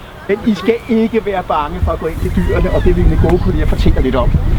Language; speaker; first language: Danish; native; Danish